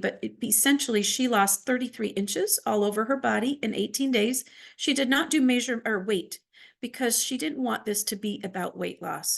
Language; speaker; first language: English; native; English